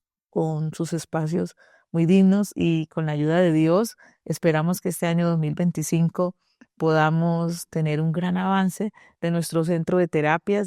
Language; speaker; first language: Spanish; native; Spanish